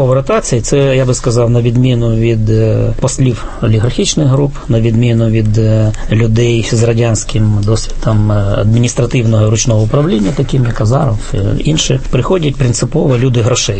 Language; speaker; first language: Ukrainian; native; Ukrainian